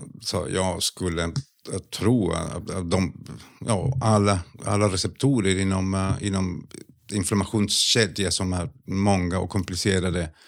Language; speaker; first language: Swedish; non-native, fluent; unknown